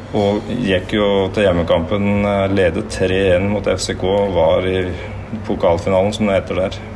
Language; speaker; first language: Norwegian; native; Norwegian